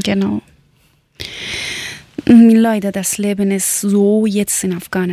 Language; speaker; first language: German; non-native, learner; Persian